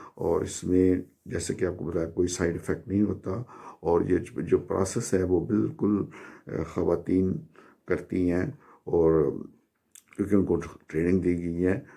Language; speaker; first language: Urdu; non-native, local second language; Punjabi